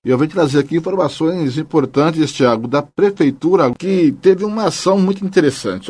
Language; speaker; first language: Portuguese; native; Portuguese